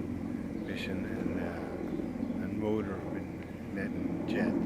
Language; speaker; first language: German; early bilingual, heritage; Pennsylvania German